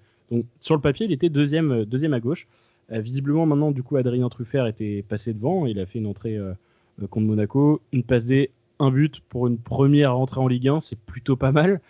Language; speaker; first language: French; native; French